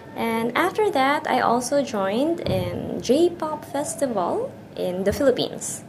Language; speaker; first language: English; non-native, local second language; Filipino